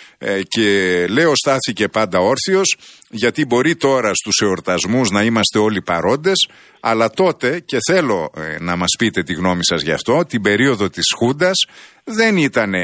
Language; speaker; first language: Greek; native; Greek